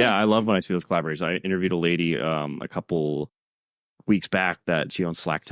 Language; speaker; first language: English; native; English